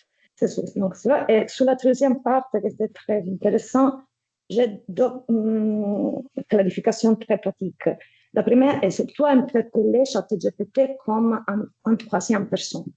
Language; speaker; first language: French; non-native, fluent; Italian